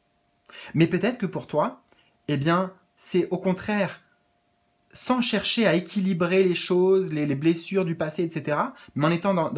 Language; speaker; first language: French; native; French